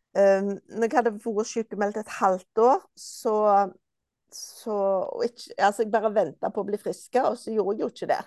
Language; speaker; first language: Norwegian; native; Norwegian